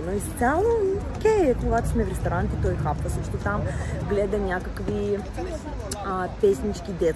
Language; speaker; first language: Bulgarian; non-native, fluent; Russian